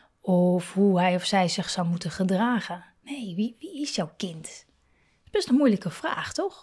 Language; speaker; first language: Dutch; native; Dutch